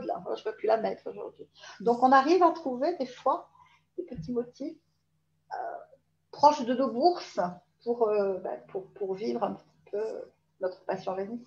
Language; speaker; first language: French; native; French